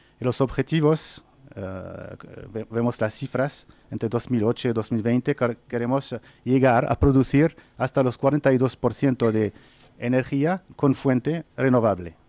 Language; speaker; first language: Spanish; non-native, fluent; Arabic